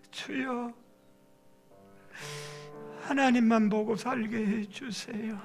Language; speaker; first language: Korean; native; Korean